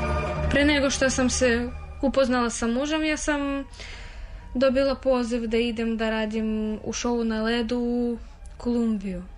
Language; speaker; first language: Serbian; non-native, fluent; Russian